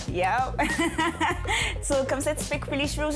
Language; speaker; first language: French; native; French